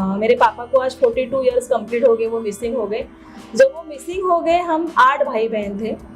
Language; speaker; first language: Hindi; non-native, local second language; Marathi